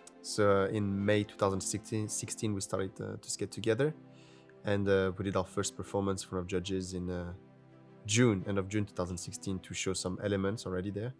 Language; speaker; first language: English; non-native, fluent; French